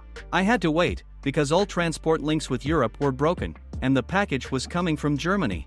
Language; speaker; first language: English; non-native, fluent; Russian